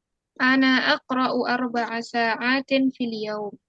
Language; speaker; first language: Arabic; non-native, fluent; Indonesian